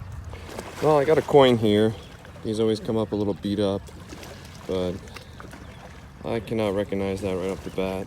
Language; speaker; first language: English; native; English